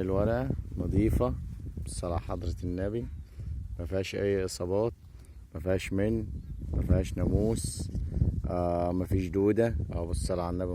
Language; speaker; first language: Arabic; native; Arabic